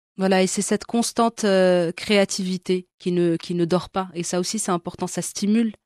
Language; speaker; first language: French; non-native, local second language; Arabic